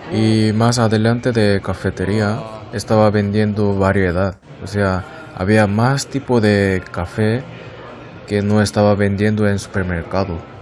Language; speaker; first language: Spanish; non-native, learner; Korean